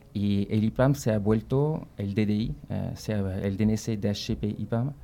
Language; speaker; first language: Spanish; non-native, fluent; French